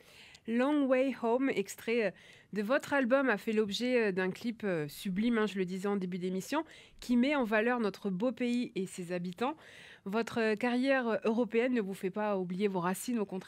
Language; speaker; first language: French; native; French